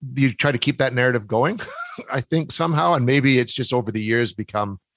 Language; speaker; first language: English; native; English